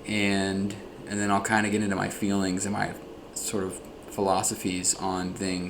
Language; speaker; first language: English; native; English